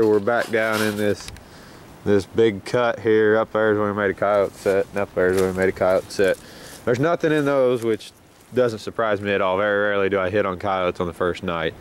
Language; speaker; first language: English; native; English